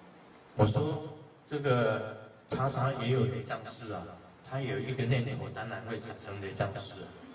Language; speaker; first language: Chinese; native; Chinese